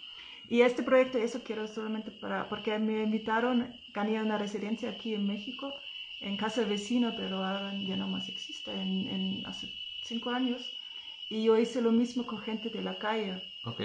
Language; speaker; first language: Spanish; non-native, fluent; German